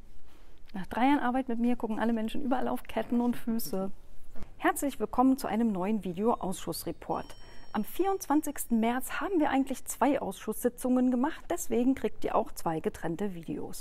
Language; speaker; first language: German; native; German